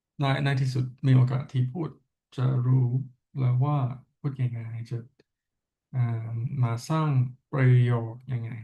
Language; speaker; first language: Thai; non-native, learner; English